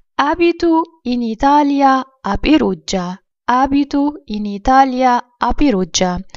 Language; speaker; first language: Italian; non-native, fluent; Arabic